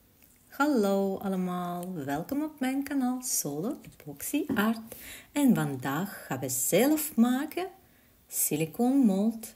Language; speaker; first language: Dutch; non-native, learner; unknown